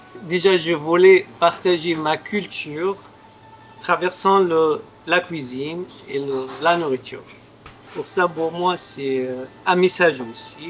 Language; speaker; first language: French; non-native, fluent; Arabic